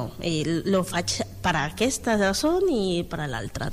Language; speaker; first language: Catalan; non-native, learner; Spanish